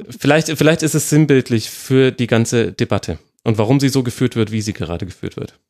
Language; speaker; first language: German; native; German